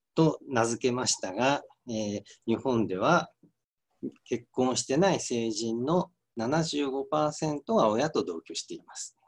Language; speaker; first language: Japanese; native; Japanese